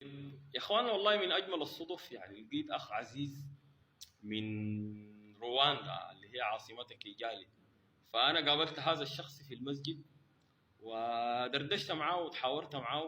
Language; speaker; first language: Arabic; native; Arabic